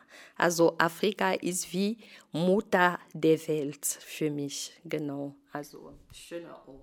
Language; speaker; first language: German; non-native, fluent; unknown